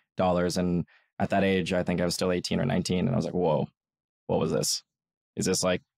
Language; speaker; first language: English; native; English